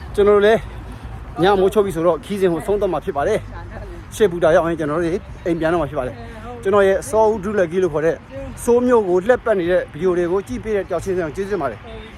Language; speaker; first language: Burmese; native; Burmese